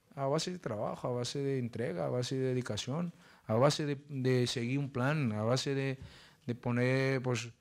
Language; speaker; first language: Spanish; non-native, fluent; Portuguese